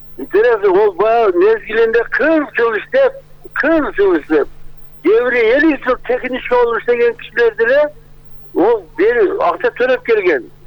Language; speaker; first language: Kyrgyz; native; Kyrgyz